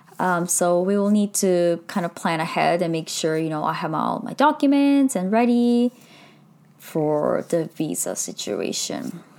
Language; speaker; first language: English; native; English